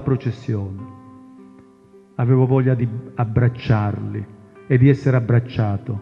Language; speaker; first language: Italian; non-native, local second language; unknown